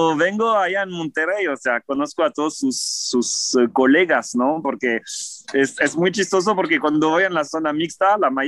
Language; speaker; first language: Spanish; non-native, fluent; French